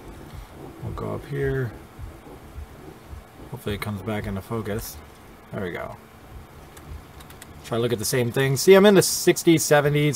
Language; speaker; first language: English; native; English